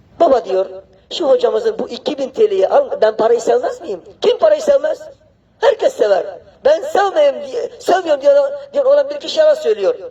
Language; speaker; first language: Turkish; non-native, fluent; Arabic